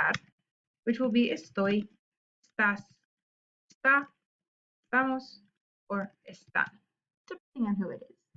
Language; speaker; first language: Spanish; non-native, learner; English